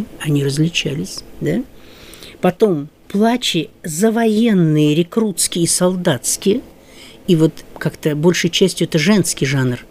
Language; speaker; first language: Russian; native; Russian